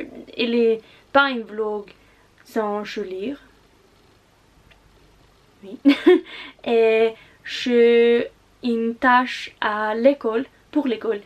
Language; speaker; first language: French; non-native, learner; Russian